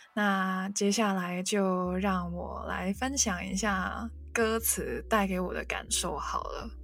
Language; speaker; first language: Chinese; non-native, local second language; Cantonese